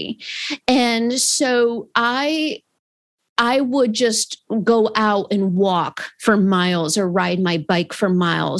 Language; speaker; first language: English; native; English